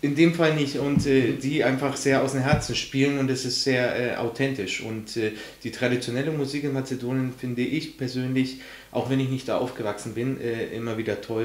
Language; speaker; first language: German; early bilingual, other home language; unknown